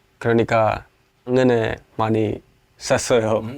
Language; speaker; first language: Korean; non-native, learner; Indonesian